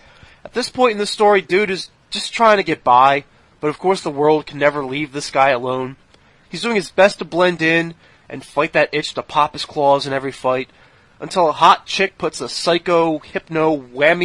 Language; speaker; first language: English; native; English